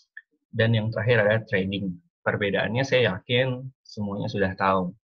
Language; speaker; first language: Indonesian; native; Indonesian